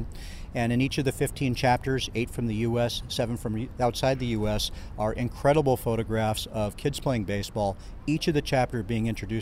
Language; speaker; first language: English; native; English